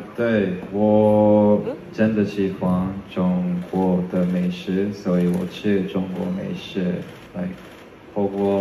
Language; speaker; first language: Chinese; non-native, learner; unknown